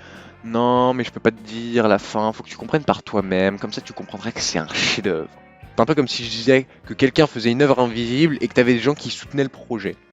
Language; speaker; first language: French; native; French